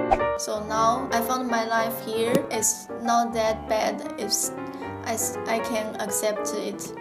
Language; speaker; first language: English; non-native, fluent; Chinese